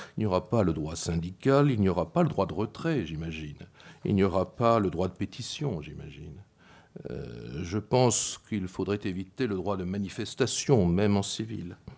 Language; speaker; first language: French; native; French